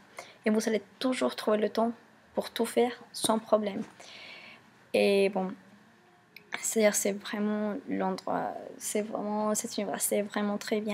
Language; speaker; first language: French; non-native, fluent; Spanish